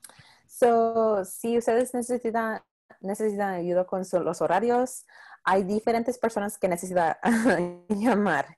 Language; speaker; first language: Spanish; non-native, local second language; English